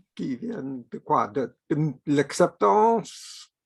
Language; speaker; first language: French; non-native, fluent; English